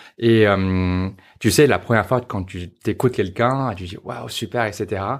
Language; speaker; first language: French; non-native, fluent; Chinese